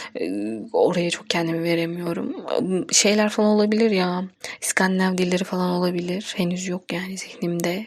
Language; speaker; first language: Turkish; non-native, local second language; Kurdish